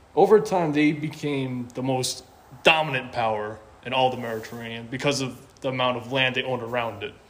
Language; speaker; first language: English; native; English